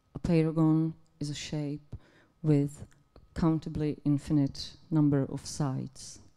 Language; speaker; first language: English; non-native, fluent; Czech